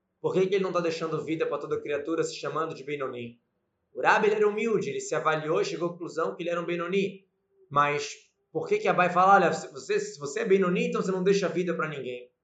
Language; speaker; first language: Portuguese; native; Portuguese